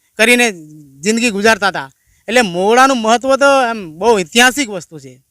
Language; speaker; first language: Gujarati; non-native, local second language; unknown